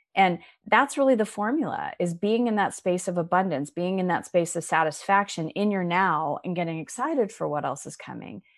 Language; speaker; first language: English; native; English